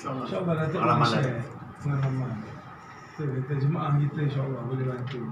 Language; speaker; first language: Malay; native; Malay